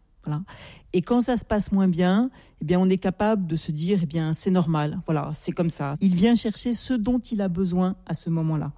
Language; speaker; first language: French; native; French